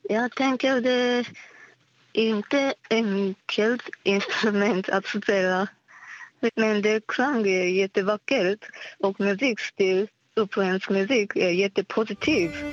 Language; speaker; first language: Swedish; non-native, learner; Japanese